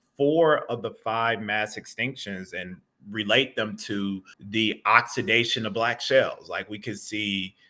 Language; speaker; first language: English; native; English